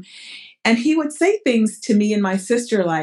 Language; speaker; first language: English; early bilingual, other home language; Portuguese